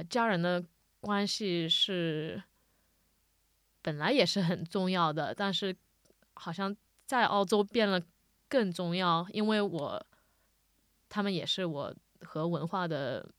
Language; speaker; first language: Chinese; early bilingual, heritage; Wu Chinese